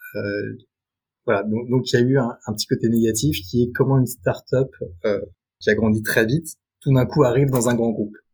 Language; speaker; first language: French; native; French